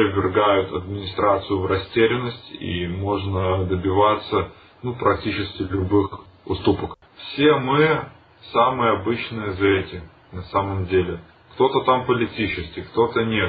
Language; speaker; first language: Russian; native; Russian